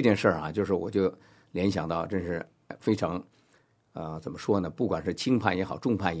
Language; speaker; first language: Chinese; native; Chinese